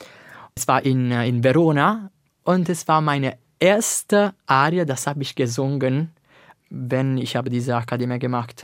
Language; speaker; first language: German; non-native, learner; Italian